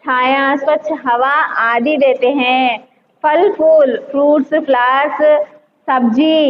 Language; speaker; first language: Hindi; non-native, local second language; Telugu